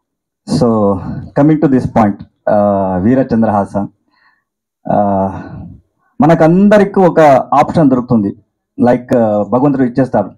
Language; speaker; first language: Telugu; non-native, local second language; Kannada